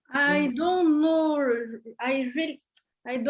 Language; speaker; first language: English; non-native, learner; French